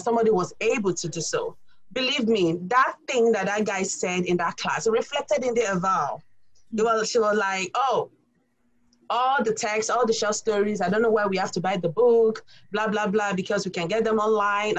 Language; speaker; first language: English; non-native, local second language; Yoruba